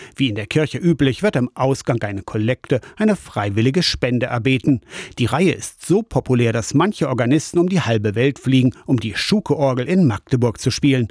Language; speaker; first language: German; native; German